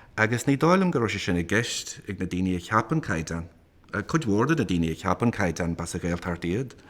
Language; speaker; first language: Irish; native; Irish